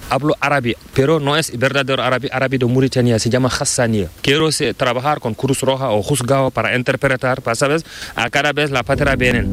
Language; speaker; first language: Spanish; non-native, learner; Fula